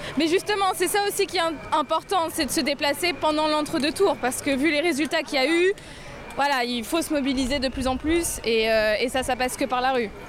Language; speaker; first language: French; native; French